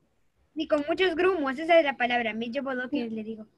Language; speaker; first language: Spanish; native; Spanish